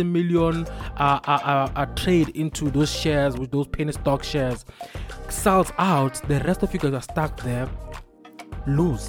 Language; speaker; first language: English; non-native, local second language; Swati